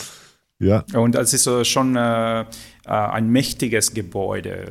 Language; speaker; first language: German; non-native, fluent; Italian